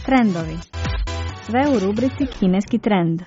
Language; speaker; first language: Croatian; non-native, fluent; Chinese